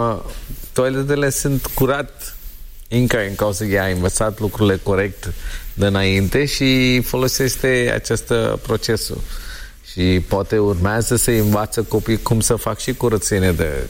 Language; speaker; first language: Romanian; non-native, learner; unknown